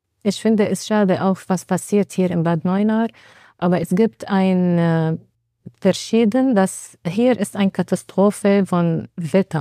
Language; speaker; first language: German; non-native, learner; Arabic